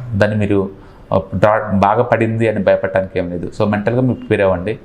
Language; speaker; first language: Telugu; native; Telugu